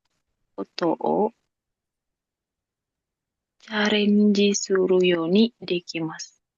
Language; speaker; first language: Japanese; non-native, learner; Indonesian